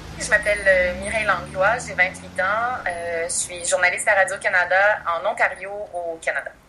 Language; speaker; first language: French; native; French